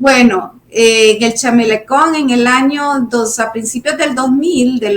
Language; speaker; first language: Spanish; native; Spanish